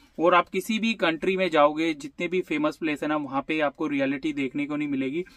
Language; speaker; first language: Hindi; native; Hindi